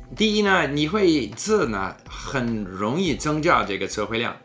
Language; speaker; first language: Cantonese; non-native, learner; English